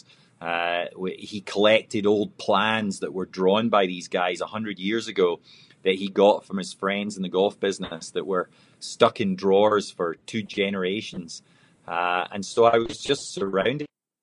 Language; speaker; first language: English; native; English